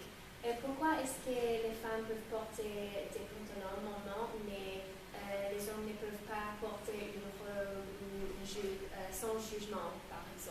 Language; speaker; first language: French; non-native, learner; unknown